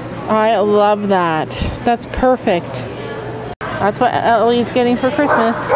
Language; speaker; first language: English; native; English